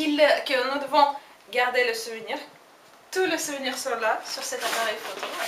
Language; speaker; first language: French; non-native, fluent; Spanish